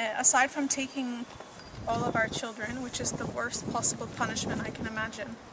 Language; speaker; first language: English; early bilingual, other home language; Arabic